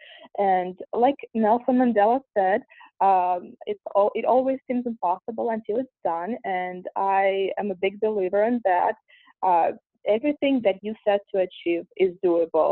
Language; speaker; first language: English; non-native, fluent; Russian